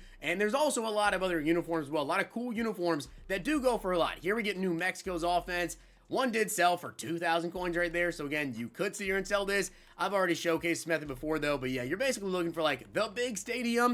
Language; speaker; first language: English; native; English